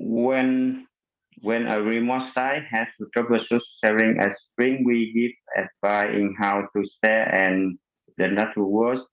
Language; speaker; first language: English; non-native, fluent; Vietnamese